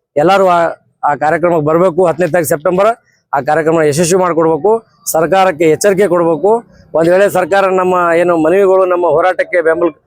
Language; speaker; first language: Kannada; non-native, local second language; Lambadi